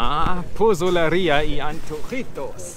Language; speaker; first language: Spanish; non-native, learner; German